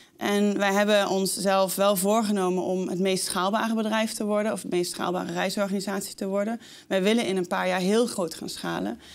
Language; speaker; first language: Dutch; native; Dutch